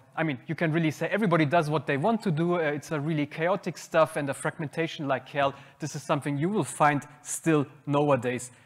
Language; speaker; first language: English; non-native, fluent; German